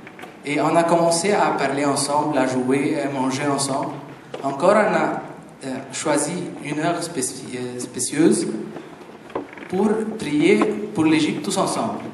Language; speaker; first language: French; non-native, fluent; Arabic